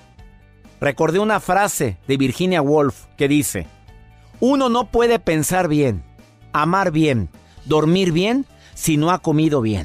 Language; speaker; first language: Spanish; native; Spanish